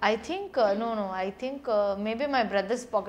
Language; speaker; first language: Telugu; non-native, learner; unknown